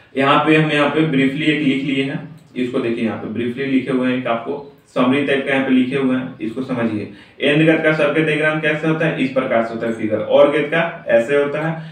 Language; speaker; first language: Hindi; native; Hindi